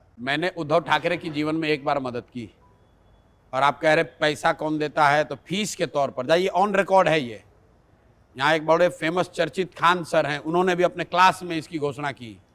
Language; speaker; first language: Hindi; native; Hindi